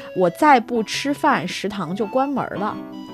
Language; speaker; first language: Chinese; native; Chinese